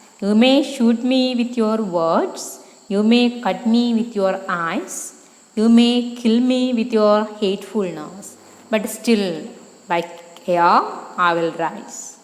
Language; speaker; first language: English; non-native, local second language; Malayalam